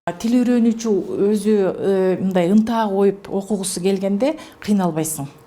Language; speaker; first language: Kyrgyz; native; Kyrgyz